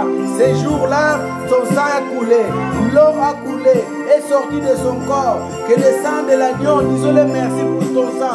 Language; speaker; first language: French; non-native, local second language; Lingala